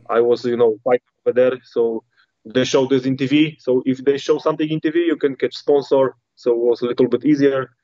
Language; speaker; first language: English; non-native, learner; Polish